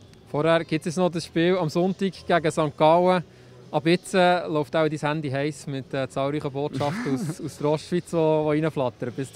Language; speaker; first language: German; native; German